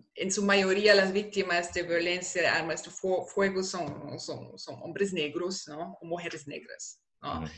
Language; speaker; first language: Spanish; non-native, fluent; German